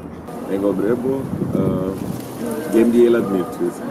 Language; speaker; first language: Portuguese; native; Portuguese